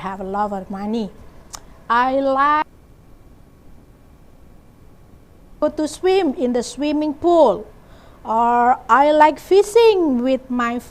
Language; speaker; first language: English; non-native, learner; Indonesian